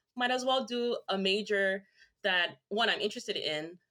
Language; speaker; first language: English; early bilingual, other home language; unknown